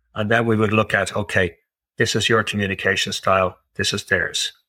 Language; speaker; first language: English; native; English